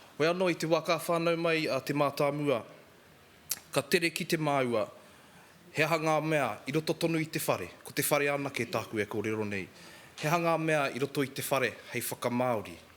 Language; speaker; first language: Māori; non-native, local second language; English